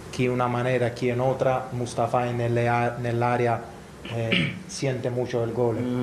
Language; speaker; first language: Spanish; non-native, fluent; Italian